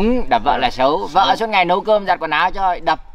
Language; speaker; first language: Vietnamese; native; Vietnamese